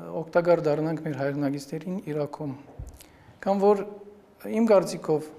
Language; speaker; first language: Armenian; early bilingual, heritage; Armenian